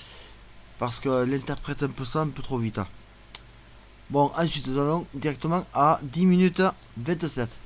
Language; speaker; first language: French; native; French